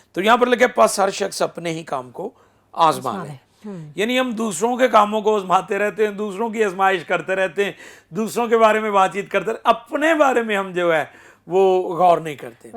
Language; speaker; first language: Urdu; non-native, local second language; Punjabi